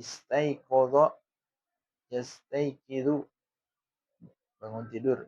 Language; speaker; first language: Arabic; non-native, fluent; Indonesian